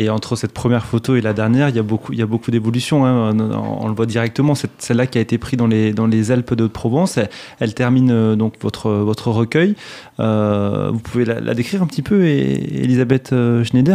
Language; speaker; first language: French; native; French